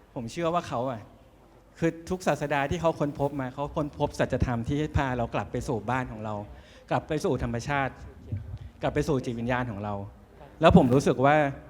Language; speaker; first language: Thai; native; Thai